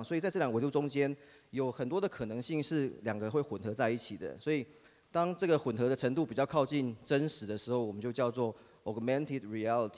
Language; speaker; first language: Chinese; native; Chinese